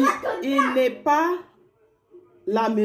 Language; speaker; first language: French; non-native, learner; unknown